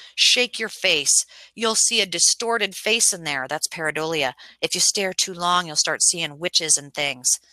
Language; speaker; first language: English; native; English